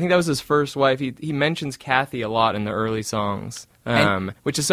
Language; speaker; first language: English; native; English